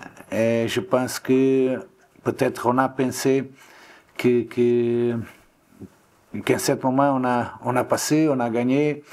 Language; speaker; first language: French; non-native, learner; Portuguese